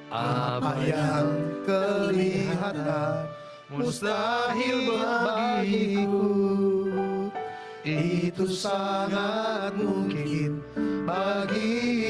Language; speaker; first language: Indonesian; native; Indonesian